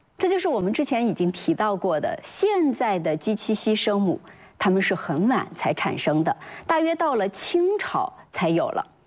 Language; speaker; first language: Chinese; native; Chinese